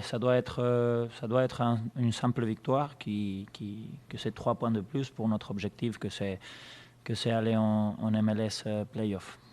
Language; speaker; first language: French; non-native, fluent; Spanish